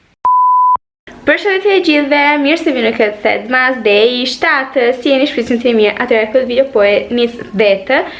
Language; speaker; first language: Albanian; early bilingual, heritage; Albanian